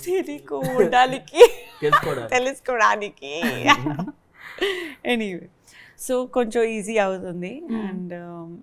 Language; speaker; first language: Telugu; non-native, learner; Kannada